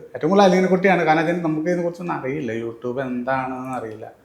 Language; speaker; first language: Malayalam; native; Malayalam